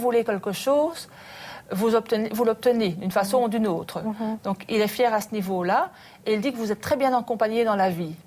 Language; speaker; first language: French; native; French